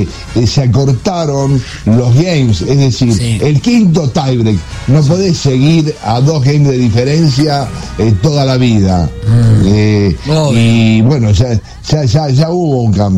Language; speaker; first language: Spanish; native; Spanish